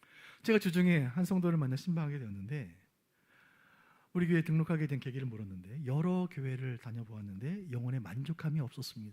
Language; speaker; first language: Korean; native; Korean